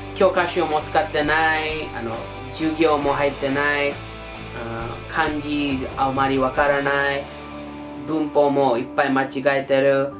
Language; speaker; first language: Japanese; non-native, fluent; English